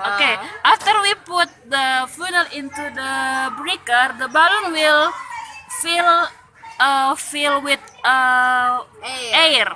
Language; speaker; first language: English; non-native, learner; Indonesian